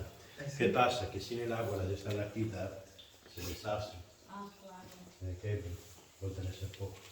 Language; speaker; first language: Spanish; non-native, fluent; Italian